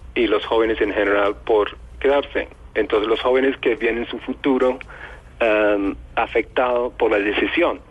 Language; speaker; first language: Spanish; non-native, fluent; English